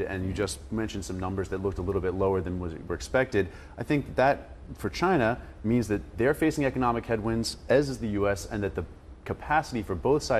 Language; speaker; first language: English; native; English